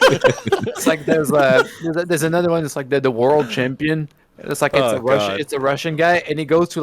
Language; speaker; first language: English; native; English